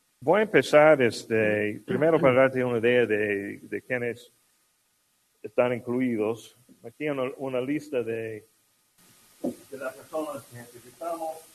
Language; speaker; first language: Spanish; non-native, fluent; English